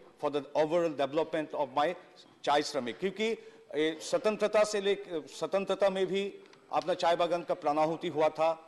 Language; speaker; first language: Hindi; non-native, local second language; Assamese